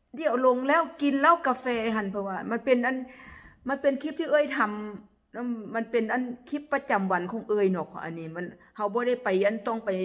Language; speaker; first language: Northeastern Thai; non-native, local second language; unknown